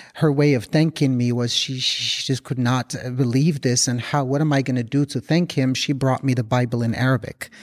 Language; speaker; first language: English; non-native, fluent; Arabic